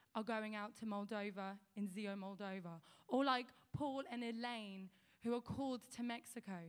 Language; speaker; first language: English; native; English